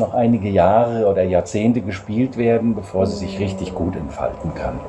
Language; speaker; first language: German; native; German